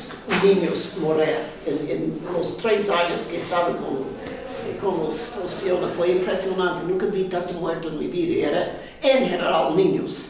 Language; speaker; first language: Spanish; non-native, fluent; Portuguese